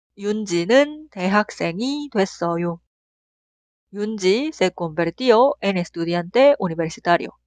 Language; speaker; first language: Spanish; non-native, fluent; Korean